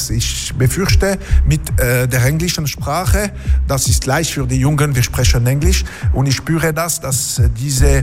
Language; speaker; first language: German; non-native, local second language; French